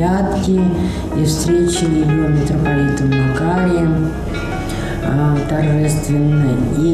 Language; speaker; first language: Russian; native; Russian